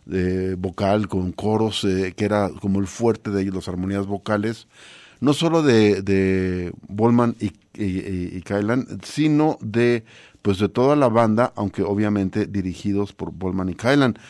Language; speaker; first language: Spanish; native; Spanish